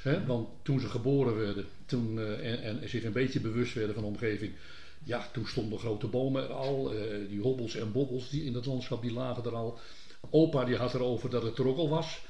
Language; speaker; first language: Dutch; native; Dutch